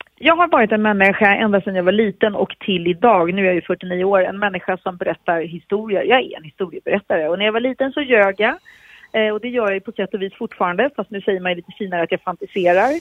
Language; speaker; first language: Swedish; native; Swedish